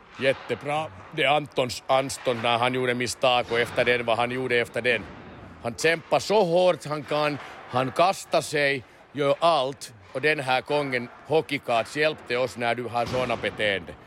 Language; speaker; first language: Swedish; non-native, learner; Finnish